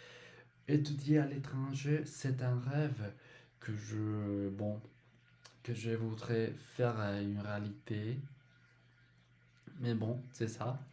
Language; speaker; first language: French; non-native, learner; Spanish